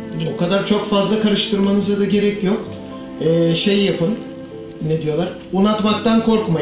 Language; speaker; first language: Turkish; native; Turkish